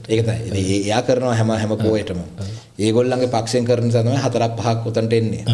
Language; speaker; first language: Sinhala; non-native, local second language; Tamil